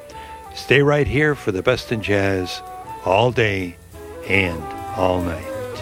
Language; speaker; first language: English; native; English